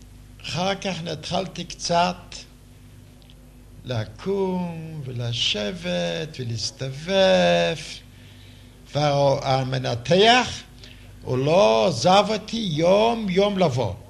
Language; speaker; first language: Hebrew; non-native, fluent; Yiddish